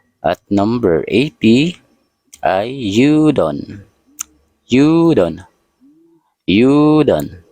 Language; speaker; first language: Filipino; native; Filipino